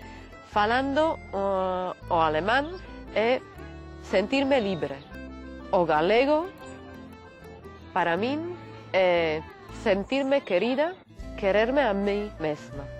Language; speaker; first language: Galician; non-native, fluent; Slovak